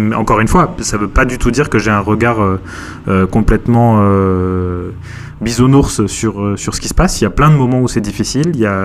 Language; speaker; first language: French; native; French